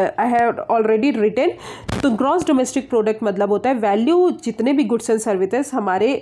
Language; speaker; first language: Hindi; native; Hindi